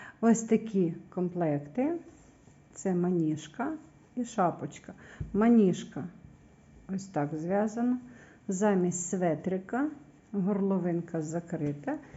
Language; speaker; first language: Ukrainian; native; Ukrainian